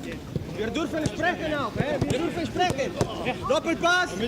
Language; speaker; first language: German; non-native, learner; Italian